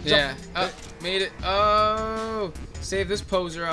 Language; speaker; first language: English; native; English